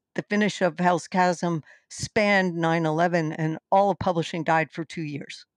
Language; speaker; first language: English; native; English